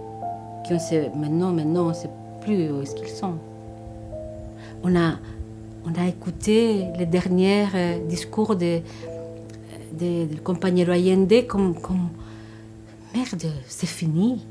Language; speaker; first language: French; non-native, fluent; Spanish